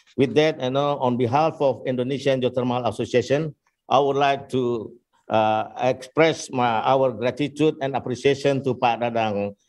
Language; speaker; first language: English; non-native, fluent; Indonesian